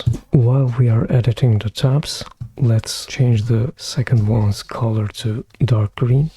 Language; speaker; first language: English; non-native, fluent; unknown